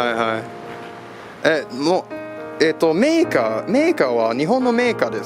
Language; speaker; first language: Japanese; non-native, learner; English